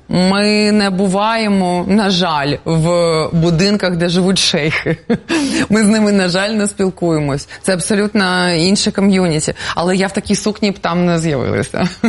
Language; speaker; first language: Ukrainian; non-native, local second language; Russian